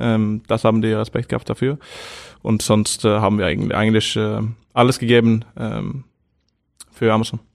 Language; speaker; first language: German; non-native, fluent; Norwegian